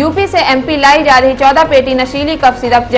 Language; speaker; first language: Hindi; native; Hindi